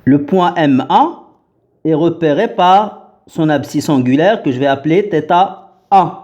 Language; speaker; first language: French; non-native, local second language; Arabic